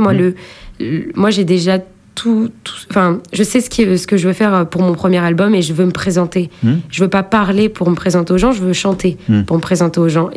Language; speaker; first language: French; native; French